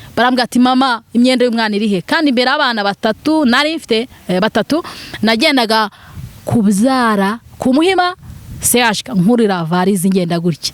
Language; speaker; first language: Kinyarwanda; native; Kinyarwanda